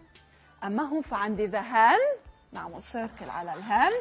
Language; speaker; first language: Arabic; native; Arabic